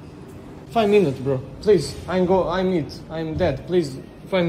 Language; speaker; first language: English; non-native, learner; Serbian